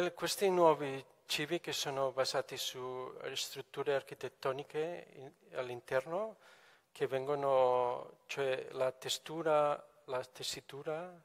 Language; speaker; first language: Italian; non-native, fluent; Catalan